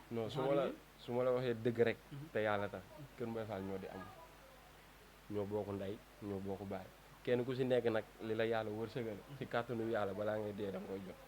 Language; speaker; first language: Wolof; native; Wolof